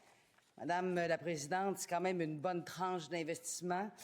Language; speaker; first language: French; native; French